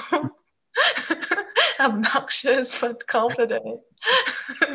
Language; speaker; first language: English; non-native, fluent; Russian